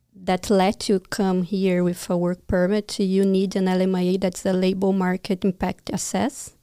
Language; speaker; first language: English; non-native, fluent; Portuguese